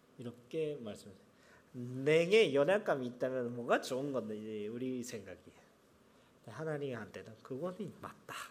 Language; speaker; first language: Korean; non-native, fluent; Japanese